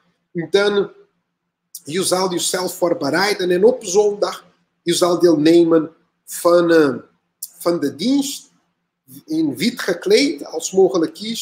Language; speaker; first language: Dutch; non-native, learner; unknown